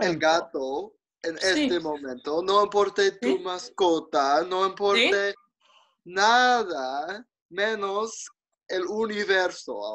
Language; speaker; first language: Spanish; non-native, learner; English